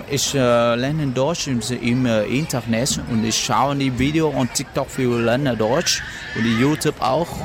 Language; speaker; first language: German; non-native, learner; Vietnamese